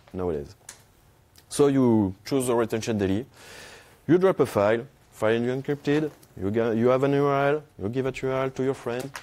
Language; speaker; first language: English; non-native, fluent; French